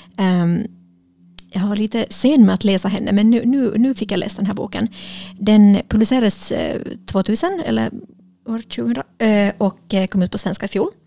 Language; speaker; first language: Swedish; native; Swedish